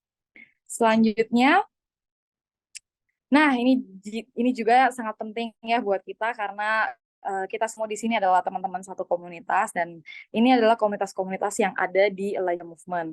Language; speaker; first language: Indonesian; native; Indonesian